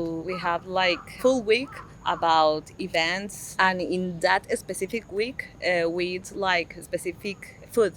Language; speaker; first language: English; non-native, fluent; Spanish